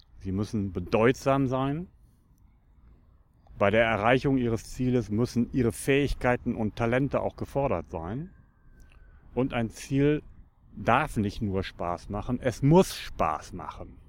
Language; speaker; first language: German; native; German